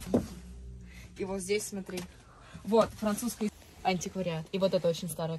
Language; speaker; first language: Russian; native; Russian